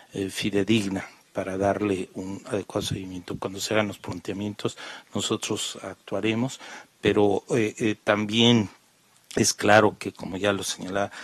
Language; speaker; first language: Spanish; native; Spanish